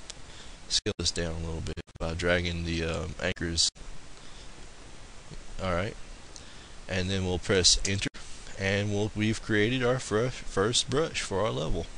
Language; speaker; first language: English; native; English